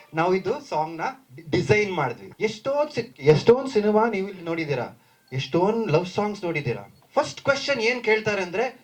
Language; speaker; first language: Kannada; non-native, local second language; Marathi